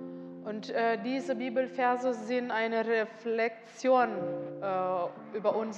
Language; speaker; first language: German; non-native, learner; Indonesian